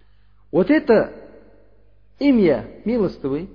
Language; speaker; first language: Russian; non-native, learner; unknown